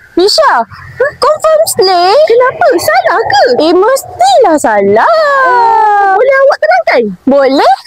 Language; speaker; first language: Malay; native; Malay